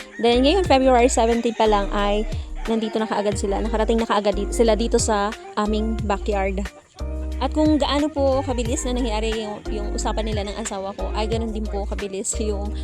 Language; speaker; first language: Filipino; non-native, local second language; Bikol